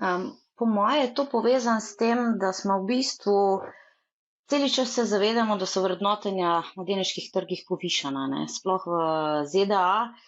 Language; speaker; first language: Slovenian; native; Slovenian